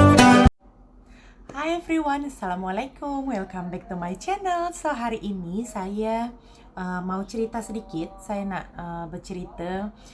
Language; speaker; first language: Indonesian; native; Indonesian